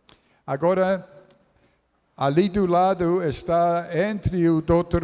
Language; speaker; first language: Portuguese; non-native, fluent; English